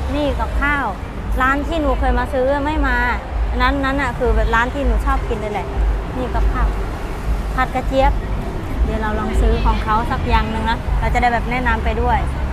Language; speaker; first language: Thai; non-native, fluent; Mon